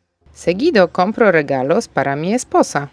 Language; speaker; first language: Spanish; non-native, fluent; Polish